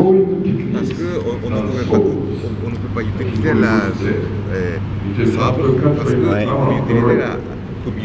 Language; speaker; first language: French; non-native, learner; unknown